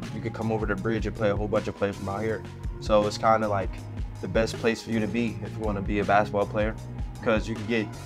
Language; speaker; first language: English; native; English